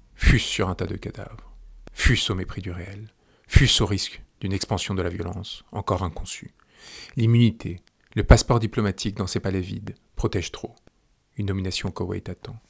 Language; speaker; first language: French; native; French